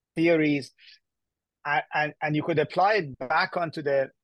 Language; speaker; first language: English; early bilingual, other home language; Persian